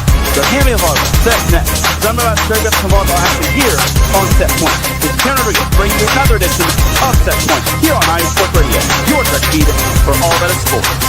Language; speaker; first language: English; native; English